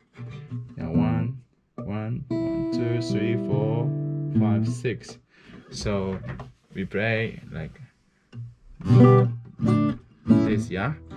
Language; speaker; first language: English; non-native, fluent; Japanese